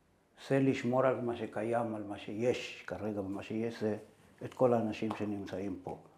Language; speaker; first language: Hebrew; non-native, fluent; Spanish